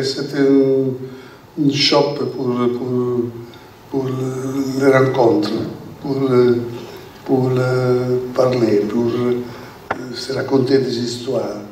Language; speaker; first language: French; non-native, learner; Italian